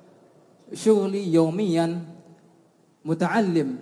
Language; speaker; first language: Arabic; non-native, learner; Indonesian